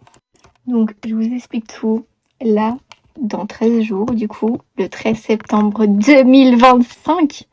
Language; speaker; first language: French; native; French